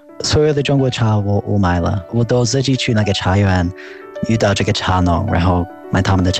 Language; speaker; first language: Chinese; non-native, fluent; English